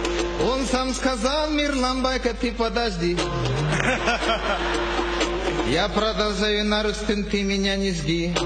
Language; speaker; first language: Russian; non-native, local second language; Kyrgyz